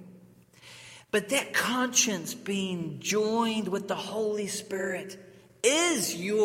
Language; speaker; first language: English; native; English